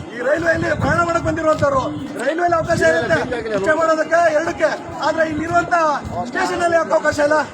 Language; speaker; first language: Kannada; native; Kannada